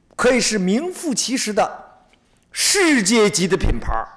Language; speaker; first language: Chinese; native; Chinese